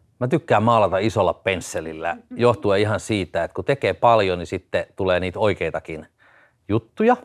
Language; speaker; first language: Finnish; native; Finnish